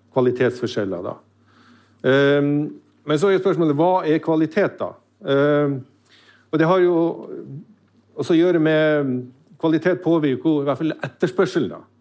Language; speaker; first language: Norwegian; native; Norwegian